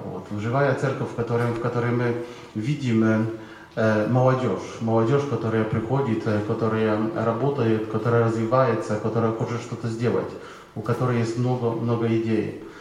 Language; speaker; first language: Russian; non-native, fluent; Polish